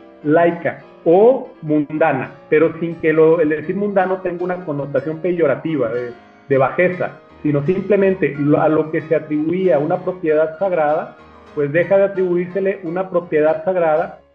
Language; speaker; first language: Spanish; native; Spanish